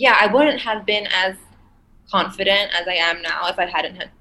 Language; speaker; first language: English; non-native, local second language; Malay